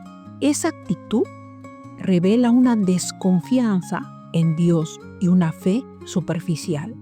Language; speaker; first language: Spanish; native; Spanish